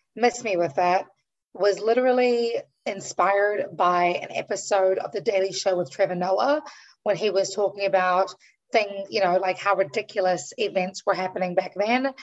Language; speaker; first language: English; native; English